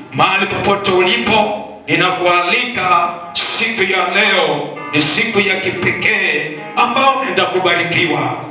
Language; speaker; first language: Swahili; non-native, local second language; Luyia